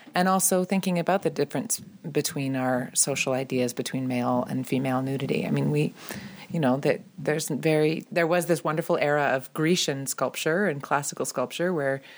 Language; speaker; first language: English; native; English